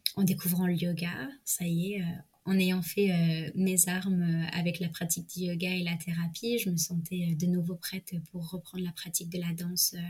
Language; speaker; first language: French; native; French